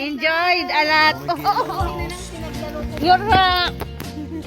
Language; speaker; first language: English; non-native, local second language; Filipino